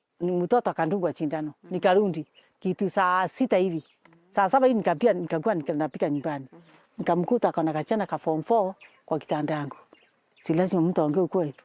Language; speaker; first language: Swahili; non-native, local second language; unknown